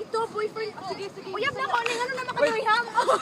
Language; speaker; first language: Filipino; non-native, local second language; Cebuano